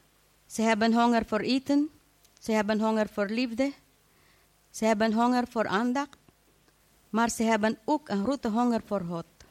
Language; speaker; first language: Dutch; non-native, fluent; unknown